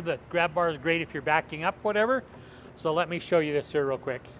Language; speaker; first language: English; native; English